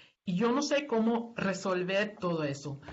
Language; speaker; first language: Spanish; non-native, fluent; German